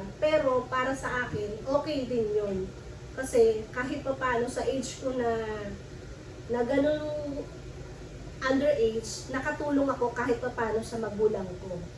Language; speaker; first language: Filipino; native; Filipino